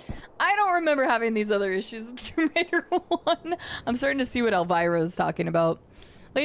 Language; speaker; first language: English; native; English